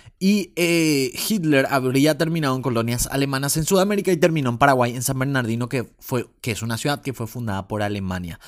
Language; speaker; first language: Spanish; native; Spanish